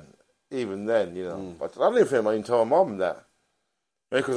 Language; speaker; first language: English; native; English